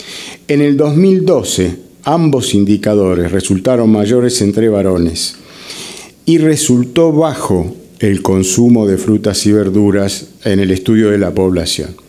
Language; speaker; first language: Spanish; native; Spanish